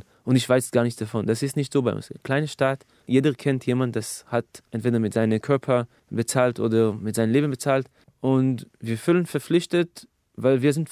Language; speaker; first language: German; non-native, fluent; Hebrew